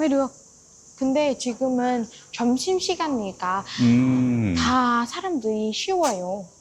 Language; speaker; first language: Korean; non-native, learner; Vietnamese